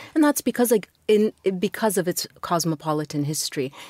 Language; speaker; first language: English; non-native, fluent; Arabic